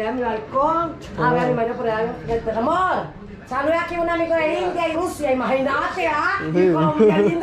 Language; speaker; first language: Spanish; native; Spanish